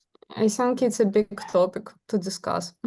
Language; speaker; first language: English; non-native, learner; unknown